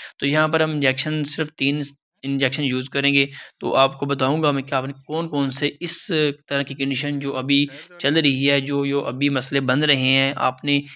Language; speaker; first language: Urdu; non-native, local second language; Punjabi